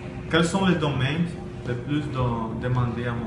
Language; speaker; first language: French; non-native, learner; Portuguese